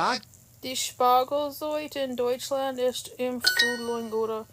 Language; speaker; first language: German; non-native, learner; English